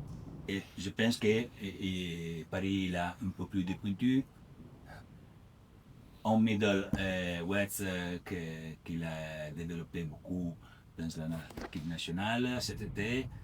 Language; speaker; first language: French; non-native, learner; Italian